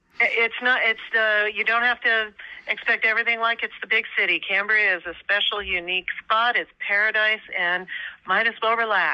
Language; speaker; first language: English; native; English